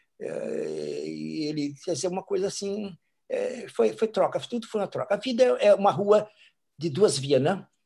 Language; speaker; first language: Portuguese; native; Portuguese